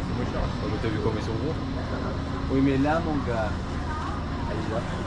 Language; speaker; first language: French; native; French